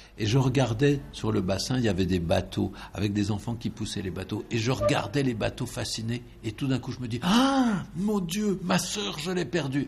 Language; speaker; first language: French; native; French